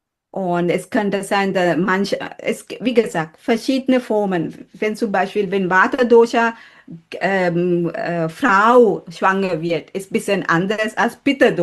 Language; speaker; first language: German; non-native, fluent; Sinhala